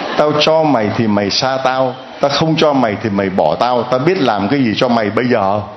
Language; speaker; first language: Vietnamese; native; Vietnamese